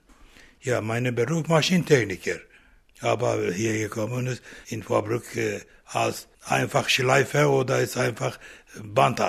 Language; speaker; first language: German; non-native, learner; Turkish